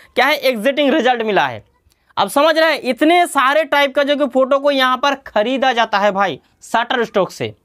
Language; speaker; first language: Hindi; native; Hindi